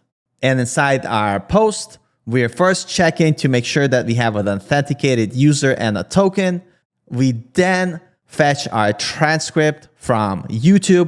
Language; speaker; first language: English; native; English